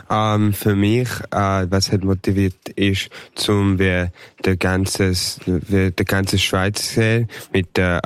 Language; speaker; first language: German; early bilingual, heritage; English